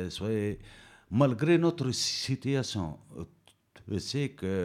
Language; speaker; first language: French; non-native, learner; Berber languages